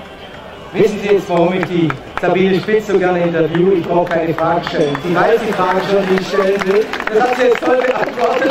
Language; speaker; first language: German; native; German